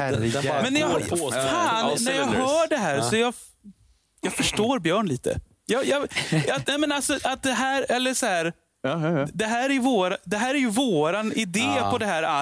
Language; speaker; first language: Swedish; native; Swedish